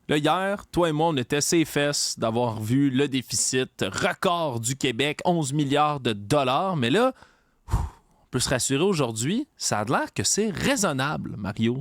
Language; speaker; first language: French; native; French